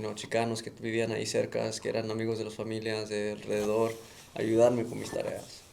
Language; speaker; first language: Spanish; early bilingual, other home language; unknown